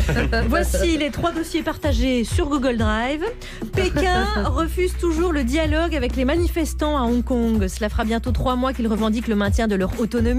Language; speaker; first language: French; native; French